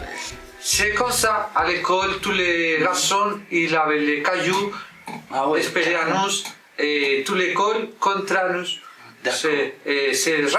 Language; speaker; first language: French; non-native, learner; Spanish